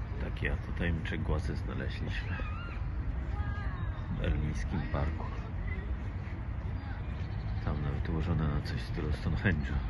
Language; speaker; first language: Polish; native; Polish